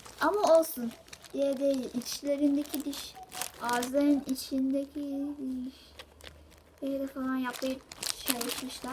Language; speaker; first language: Turkish; native; Turkish